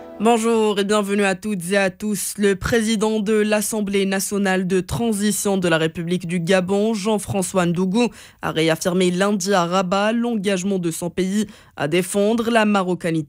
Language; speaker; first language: French; non-native, local second language; Arabic